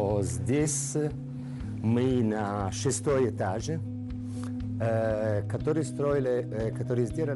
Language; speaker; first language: Russian; non-native, learner; Italian